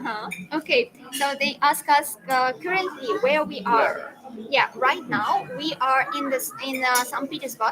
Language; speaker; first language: English; non-native, fluent; Russian